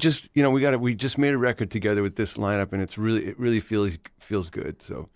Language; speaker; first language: English; native; English